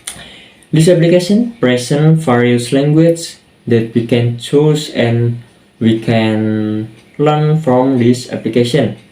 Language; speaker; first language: English; non-native, learner; Indonesian